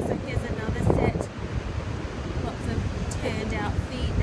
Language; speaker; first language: English; native; English